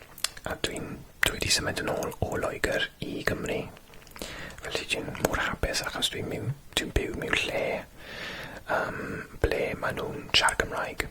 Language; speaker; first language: Welsh; non-native, local second language; English